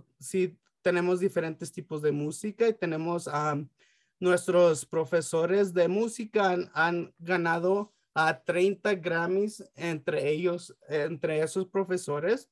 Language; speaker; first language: Spanish; early bilingual, heritage; Spanish